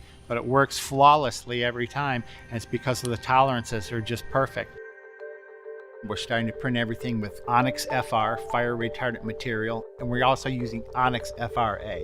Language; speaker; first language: English; native; English